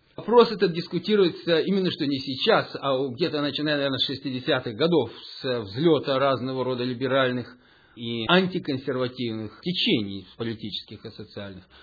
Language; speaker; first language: Russian; early bilingual, heritage; Russian